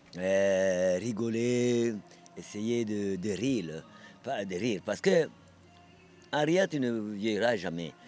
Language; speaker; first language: French; non-native, local second language; Kinyarwanda